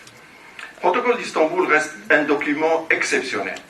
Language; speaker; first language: French; non-native, local second language; Arabic